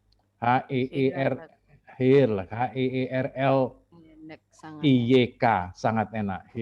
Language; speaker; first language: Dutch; non-native, fluent; Indonesian